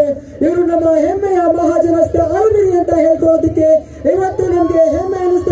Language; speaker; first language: Kannada; native; Kannada